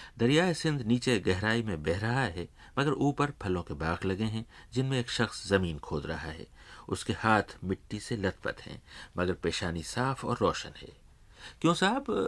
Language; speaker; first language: Urdu; native; Urdu